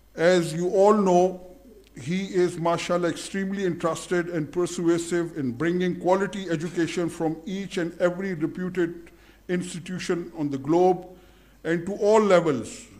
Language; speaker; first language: English; non-native, local second language; Urdu